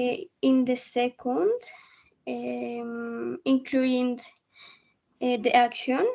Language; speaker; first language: English; non-native, learner; Spanish